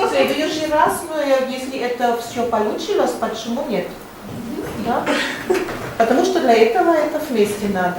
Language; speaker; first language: Russian; non-native, learner; German